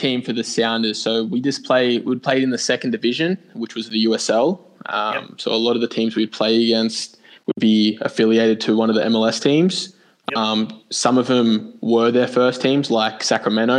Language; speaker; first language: English; native; English